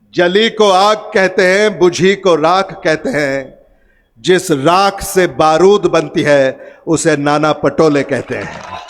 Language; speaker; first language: Hindi; non-native, local second language; Marathi